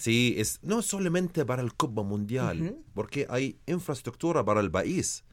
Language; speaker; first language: Spanish; non-native, learner; Arabic